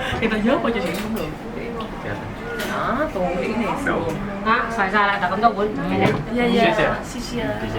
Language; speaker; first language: Vietnamese; native; Vietnamese